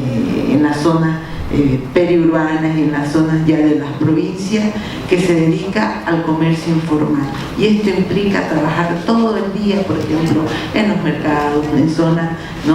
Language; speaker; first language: Spanish; native; Spanish